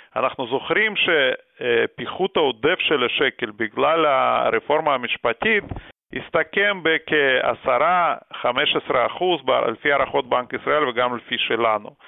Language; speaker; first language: Hebrew; early bilingual, other home language; Russian